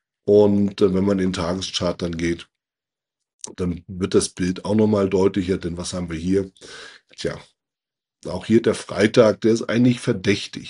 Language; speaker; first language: German; native; German